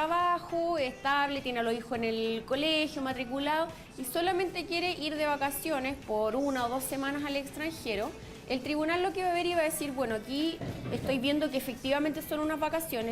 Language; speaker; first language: Spanish; native; Spanish